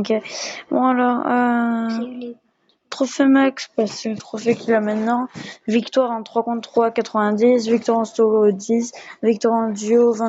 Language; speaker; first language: French; native; French